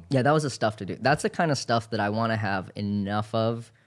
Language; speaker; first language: English; native; English